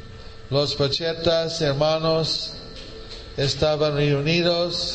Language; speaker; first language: Spanish; non-native, fluent; English